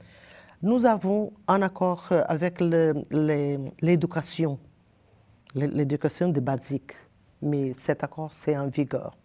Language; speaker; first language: French; non-native, learner; Portuguese